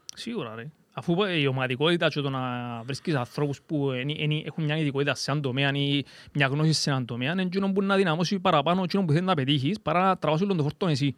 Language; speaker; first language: Greek; native; Greek